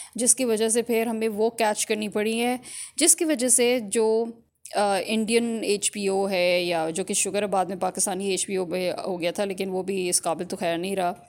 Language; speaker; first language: Urdu; early bilingual, other home language; English